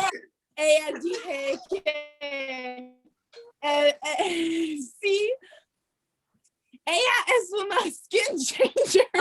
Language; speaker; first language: Spanish; non-native, learner; English